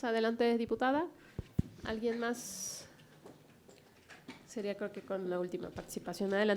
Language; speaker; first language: Spanish; native; Spanish